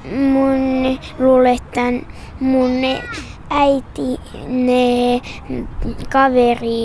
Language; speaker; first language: Finnish; non-native, learner; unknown